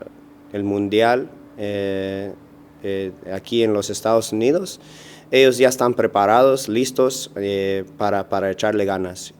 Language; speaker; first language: Spanish; early bilingual, heritage; Spanish